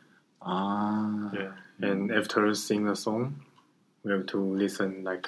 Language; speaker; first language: English; non-native, learner; Chinese